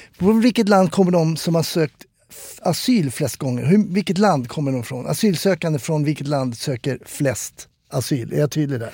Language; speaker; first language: Swedish; native; Swedish